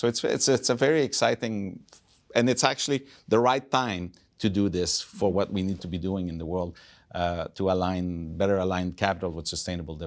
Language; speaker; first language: English; non-native, fluent; French